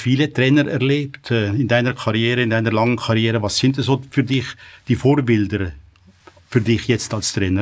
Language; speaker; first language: German; native; German